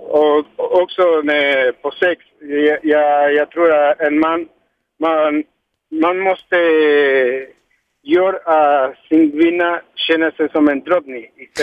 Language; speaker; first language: Swedish; non-native, learner; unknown